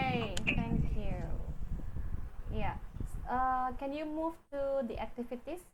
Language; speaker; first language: English; non-native, fluent; Indonesian